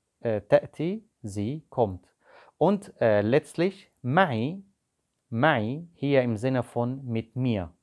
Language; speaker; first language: German; non-native, fluent; Arabic